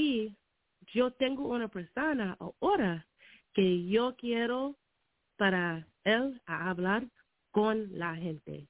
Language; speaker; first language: Spanish; non-native, learner; English